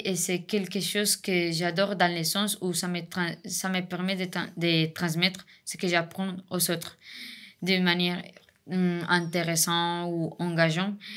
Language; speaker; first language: French; non-native, fluent; Spanish